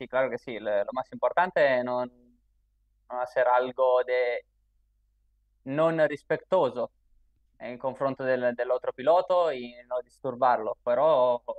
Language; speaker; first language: Spanish; non-native, fluent; Italian